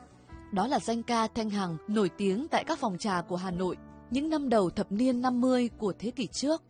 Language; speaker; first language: Vietnamese; native; Vietnamese